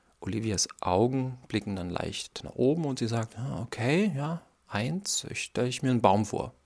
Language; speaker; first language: German; native; German